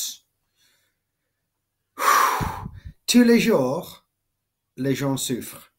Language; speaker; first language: French; non-native, learner; English